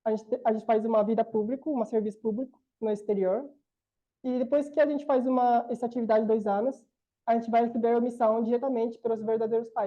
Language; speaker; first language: Portuguese; non-native, learner; Korean